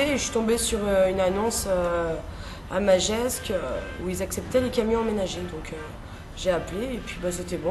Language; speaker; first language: French; native; French